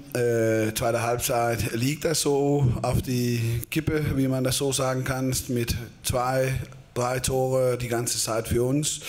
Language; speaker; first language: German; non-native, fluent; Danish